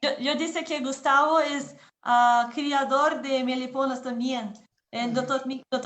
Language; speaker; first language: Spanish; non-native, learner; Portuguese